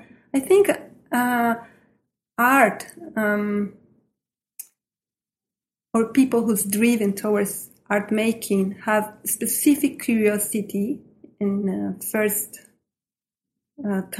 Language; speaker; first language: English; non-native, fluent; Spanish